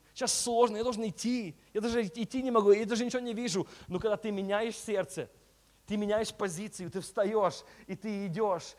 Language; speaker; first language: Russian; early bilingual, heritage; Russian